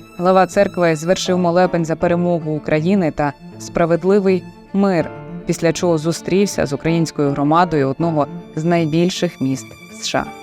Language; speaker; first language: Ukrainian; native; Ukrainian